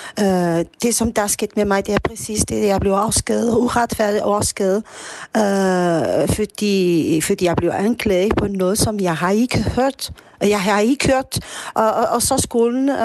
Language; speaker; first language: Danish; non-native, fluent; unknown